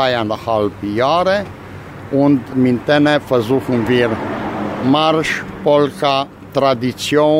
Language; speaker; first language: German; non-native, local second language; Romanian